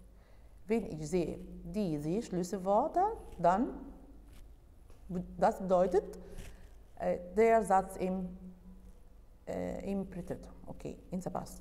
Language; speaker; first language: German; non-native, fluent; Arabic